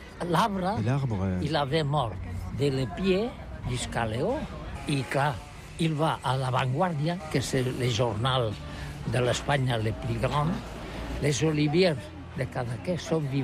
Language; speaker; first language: French; non-native, learner; Catalan